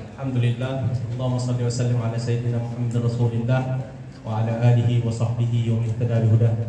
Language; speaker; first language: Indonesian; non-native, local second language; Achinese